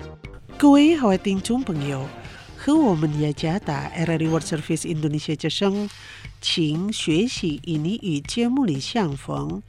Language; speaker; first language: Chinese; non-native, fluent; Indonesian